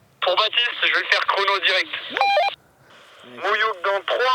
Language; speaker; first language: French; native; French